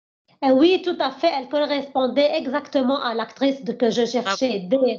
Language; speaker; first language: French; non-native, learner; Arabic